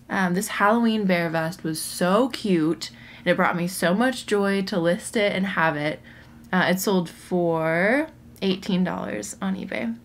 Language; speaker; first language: English; native; English